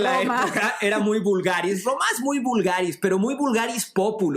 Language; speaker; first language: Spanish; native; Spanish